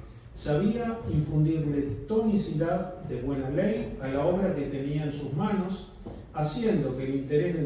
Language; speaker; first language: Spanish; native; Spanish